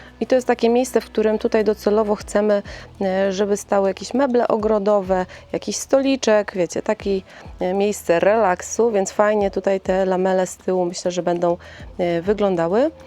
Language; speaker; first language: Polish; native; Polish